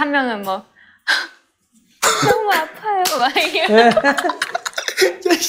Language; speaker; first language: Korean; non-native, fluent; Chinese